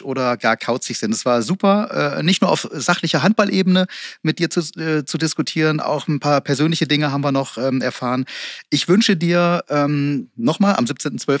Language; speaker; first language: German; native; German